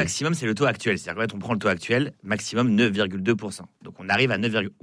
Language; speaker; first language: French; native; French